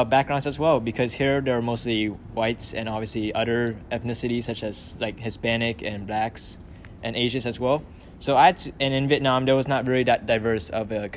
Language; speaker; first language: English; early bilingual, other home language; Vietnamese